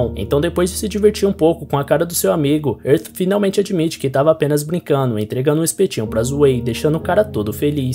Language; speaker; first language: Portuguese; native; Portuguese